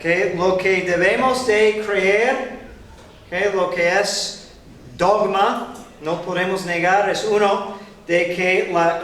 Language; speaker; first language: Spanish; non-native, fluent; English